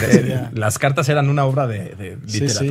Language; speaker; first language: Spanish; native; Spanish